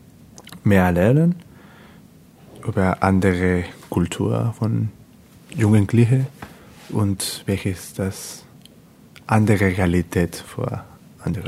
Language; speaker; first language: German; non-native, learner; Spanish